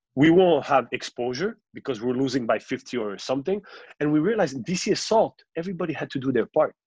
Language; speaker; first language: English; non-native, local second language; French